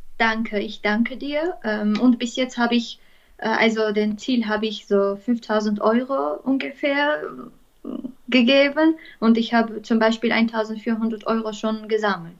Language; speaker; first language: German; non-native, fluent; Armenian